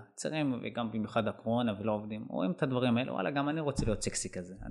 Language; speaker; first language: Hebrew; non-native, local second language; Arabic